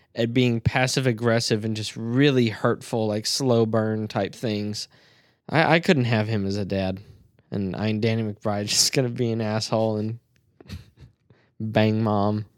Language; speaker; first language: English; native; English